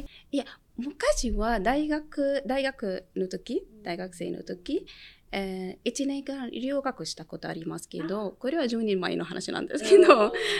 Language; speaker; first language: Japanese; non-native, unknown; Arabic